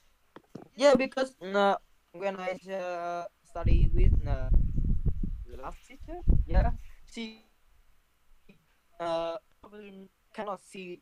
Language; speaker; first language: English; non-native, learner; Vietnamese